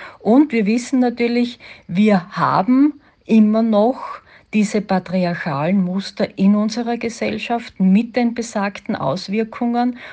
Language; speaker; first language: German; native; German